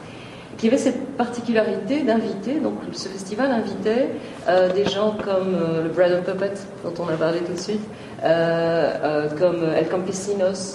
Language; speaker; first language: French; native; French